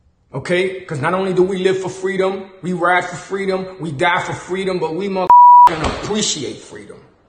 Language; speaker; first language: English; early bilingual, other home language; Spanish